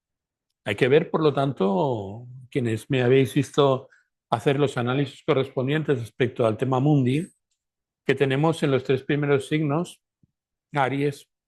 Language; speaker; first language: Spanish; native; Spanish